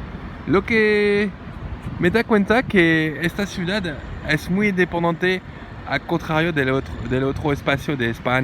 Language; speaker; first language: Spanish; non-native, learner; French